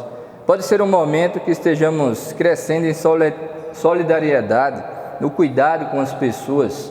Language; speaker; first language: Portuguese; native; Portuguese